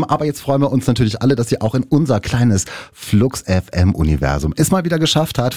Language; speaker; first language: German; native; German